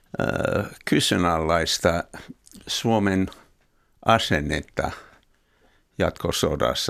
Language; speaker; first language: Finnish; non-native, fluent; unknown